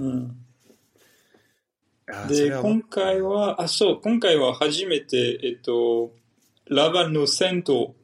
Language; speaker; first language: Japanese; non-native, fluent; French